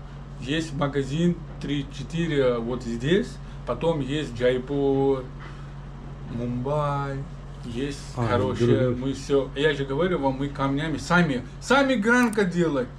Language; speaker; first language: Russian; non-native, learner; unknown